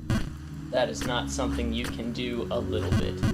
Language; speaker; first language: English; native; English